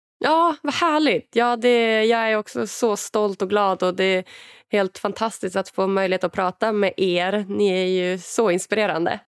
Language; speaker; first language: Swedish; native; Swedish